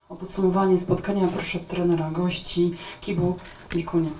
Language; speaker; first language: Polish; native; Polish